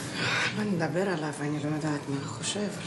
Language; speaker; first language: Hebrew; non-native, fluent; Russian